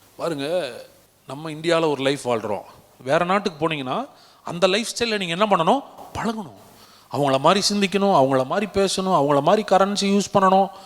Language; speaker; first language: Tamil; native; Tamil